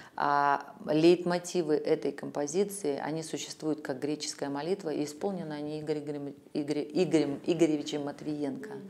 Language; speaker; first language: Russian; native; Russian